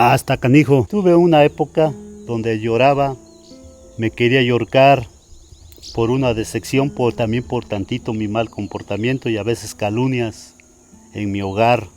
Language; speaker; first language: Spanish; native; Spanish